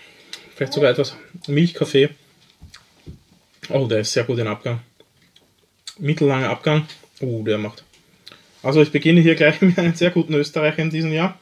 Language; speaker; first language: German; native; German